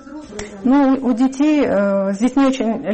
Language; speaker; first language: Russian; native; Russian